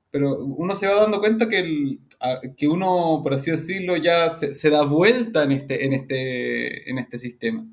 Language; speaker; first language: Spanish; native; Spanish